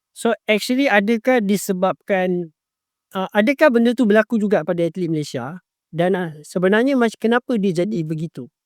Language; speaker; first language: Malay; native; Malay